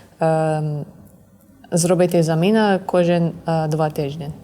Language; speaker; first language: Ukrainian; non-native, learner; English